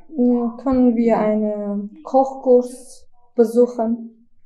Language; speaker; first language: German; non-native, learner; Georgian